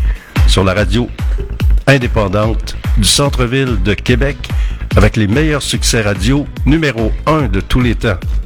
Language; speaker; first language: French; native; French